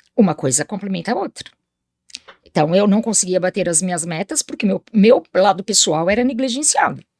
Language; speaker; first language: Portuguese; early bilingual, other home language; Spanish